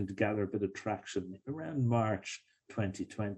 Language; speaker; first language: English; native; English